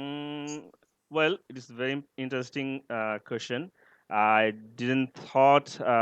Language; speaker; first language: English; non-native, learner; Bangla